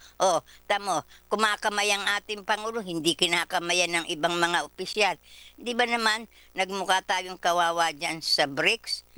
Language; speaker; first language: Filipino; native; Filipino